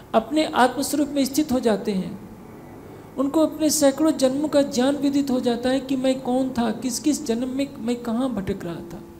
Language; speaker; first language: Hindi; native; Hindi